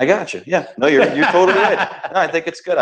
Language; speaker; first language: English; native; English